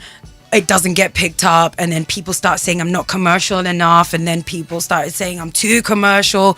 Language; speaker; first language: English; native; English